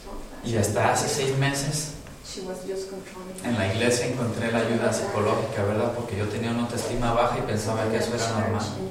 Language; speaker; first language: Spanish; native; Spanish